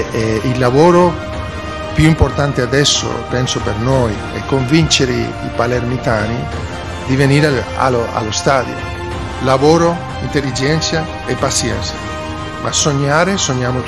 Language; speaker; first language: Italian; non-native, fluent; Spanish